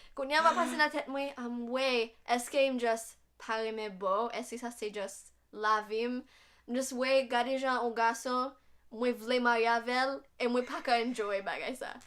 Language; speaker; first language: Haitian Creole; non-native, fluent; English